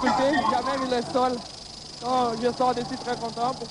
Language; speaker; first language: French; non-native, learner; Portuguese